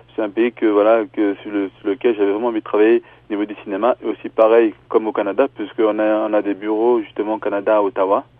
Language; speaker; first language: French; early bilingual, other home language; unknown